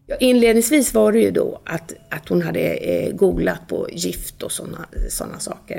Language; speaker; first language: Swedish; native; Swedish